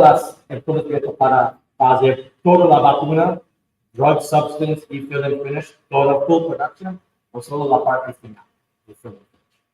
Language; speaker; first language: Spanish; non-native, fluent; English